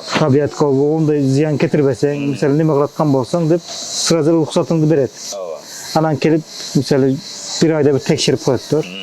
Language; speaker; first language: Kyrgyz; early bilingual, heritage; Kyrgyz